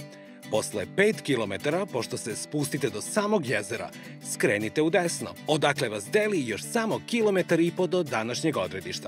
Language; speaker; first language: Serbian; native; Serbian